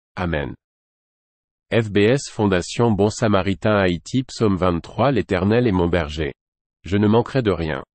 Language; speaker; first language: French; non-native, local second language; Haitian Creole